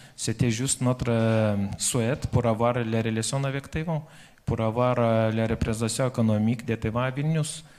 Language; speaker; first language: French; non-native, fluent; Lithuanian